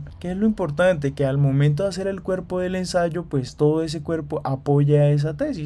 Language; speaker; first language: Spanish; native; Spanish